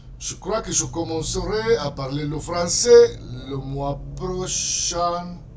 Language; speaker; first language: French; non-native, fluent; Spanish